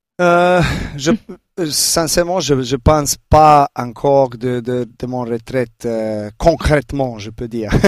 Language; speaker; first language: French; non-native, learner; Serbian